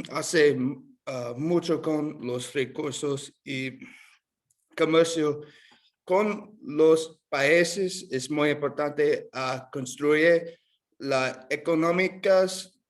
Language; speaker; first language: Spanish; non-native, learner; English